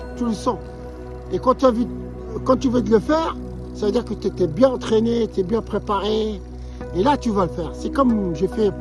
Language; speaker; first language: French; non-native, local second language; Arabic